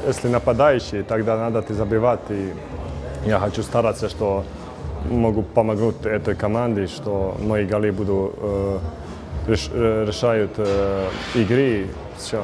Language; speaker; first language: Russian; non-native, fluent; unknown